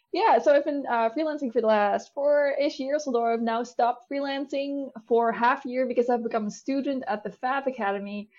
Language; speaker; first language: English; non-native, fluent; Dutch